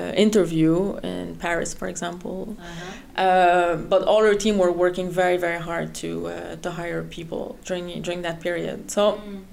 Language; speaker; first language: English; non-native, fluent; French